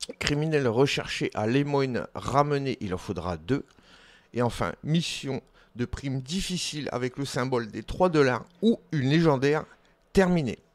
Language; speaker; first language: French; native; French